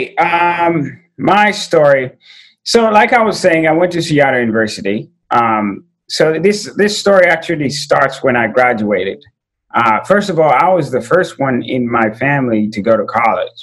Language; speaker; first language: English; non-native, local second language; Ganda